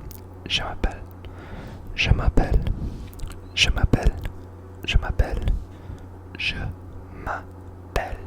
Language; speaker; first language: French; non-native, learner; English